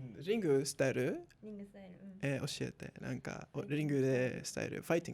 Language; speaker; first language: Japanese; non-native, learner; English